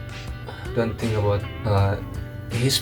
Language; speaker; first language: English; non-native, learner; Indonesian